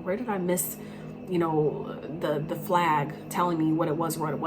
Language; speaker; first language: English; native; English